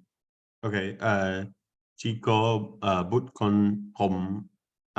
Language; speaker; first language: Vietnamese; non-native, learner; English